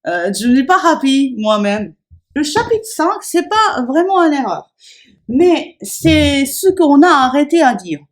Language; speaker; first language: French; non-native, fluent; Japanese